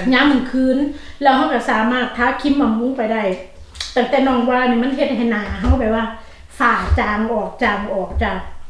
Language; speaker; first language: Thai; native; Thai